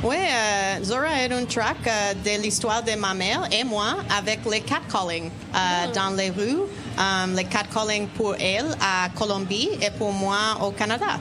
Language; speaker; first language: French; non-native, learner; Spanish